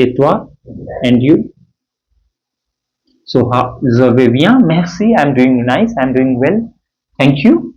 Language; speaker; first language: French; non-native, fluent; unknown